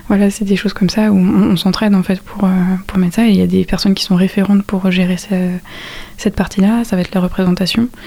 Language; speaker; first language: French; native; French